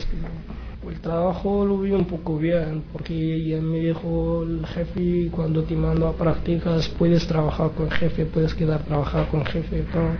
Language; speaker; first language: Spanish; non-native, learner; Arabic